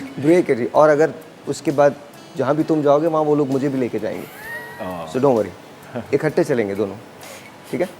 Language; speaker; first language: Urdu; native; Urdu